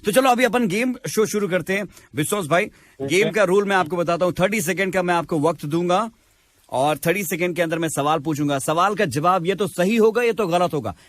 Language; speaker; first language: Hindi; native; Hindi